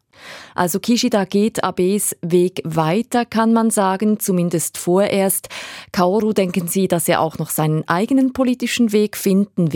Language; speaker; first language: German; native; German